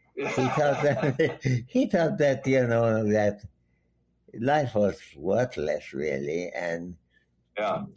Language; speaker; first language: English; non-native, local second language; Bangla